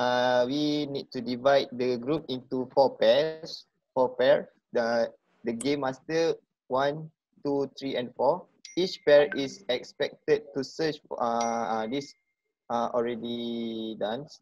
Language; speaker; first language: English; non-native, local second language; Malay